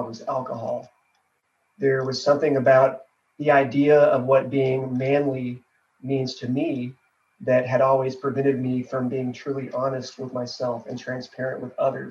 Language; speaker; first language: English; native; English